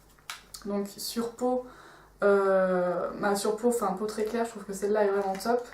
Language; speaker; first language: French; native; French